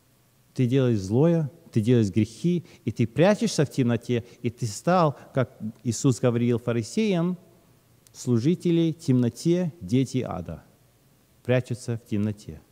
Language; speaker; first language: Russian; early bilingual, heritage; Russian